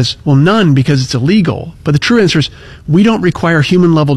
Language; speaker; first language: English; native; English